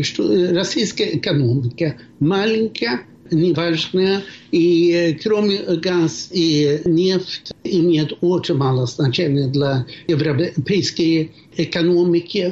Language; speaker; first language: Russian; non-native, fluent; Swedish